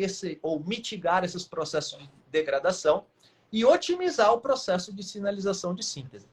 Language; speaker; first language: Portuguese; native; Portuguese